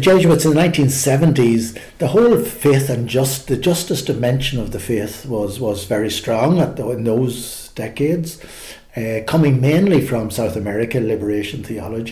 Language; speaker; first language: English; native; English